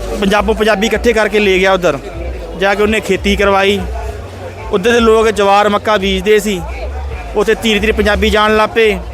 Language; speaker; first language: Punjabi; early bilingual, heritage; Punjabi